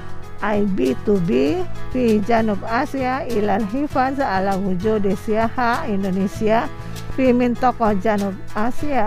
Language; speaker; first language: Arabic; non-native, fluent; Indonesian